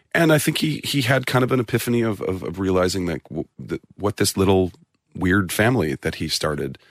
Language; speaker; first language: English; native; English